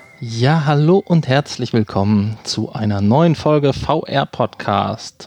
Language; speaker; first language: German; native; German